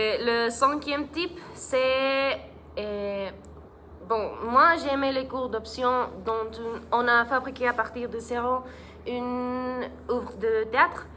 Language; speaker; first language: French; non-native, learner; Spanish